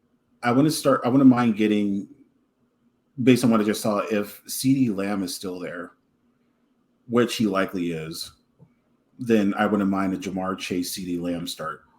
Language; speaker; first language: English; native; English